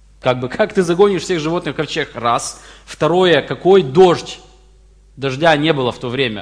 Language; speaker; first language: Russian; native; Russian